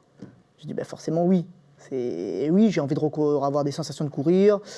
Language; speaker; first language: French; native; French